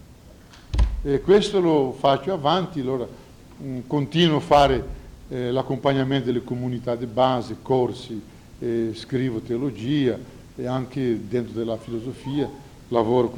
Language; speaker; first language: Italian; non-native, fluent; Portuguese